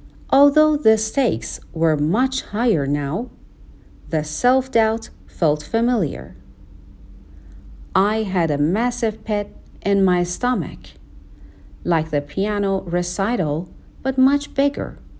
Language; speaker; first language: English; non-native, fluent; Persian